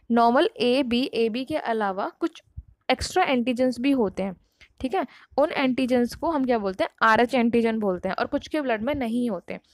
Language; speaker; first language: Hindi; native; Hindi